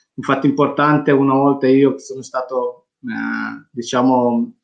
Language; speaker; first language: Italian; non-native, fluent; Persian